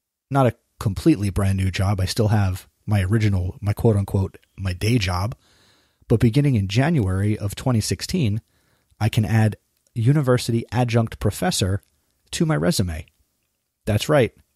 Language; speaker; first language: English; native; English